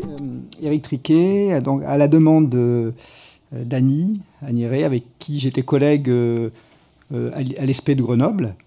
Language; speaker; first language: French; native; French